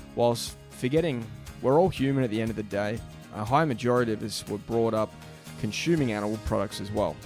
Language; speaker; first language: English; native; English